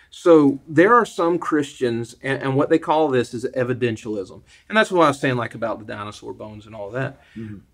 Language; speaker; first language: English; native; English